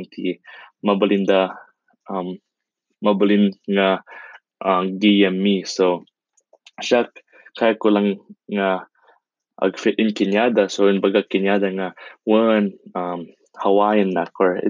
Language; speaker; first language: English; non-native, local second language; Iloko